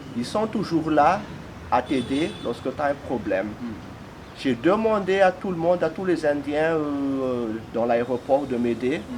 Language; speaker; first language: French; non-native, local second language; Malagasy